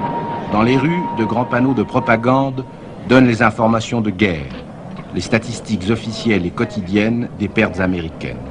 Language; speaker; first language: French; native; French